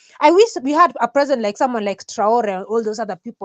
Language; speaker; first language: English; non-native, local second language; Swahili